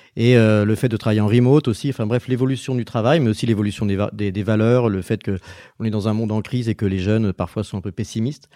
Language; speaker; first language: French; native; French